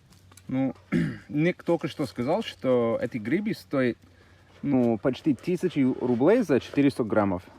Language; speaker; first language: Russian; non-native, learner; English